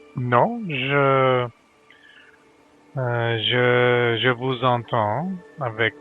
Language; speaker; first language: French; non-native, learner; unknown